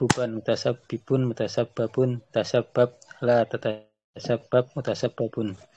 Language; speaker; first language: Arabic; non-native, learner; Indonesian